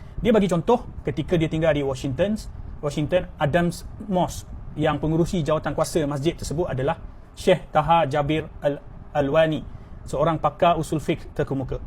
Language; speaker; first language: Malay; native; Malay